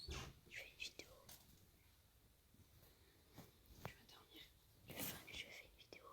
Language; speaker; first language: French; native; French